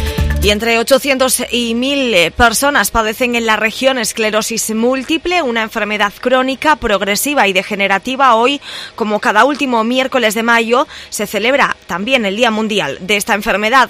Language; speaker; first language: Spanish; native; Spanish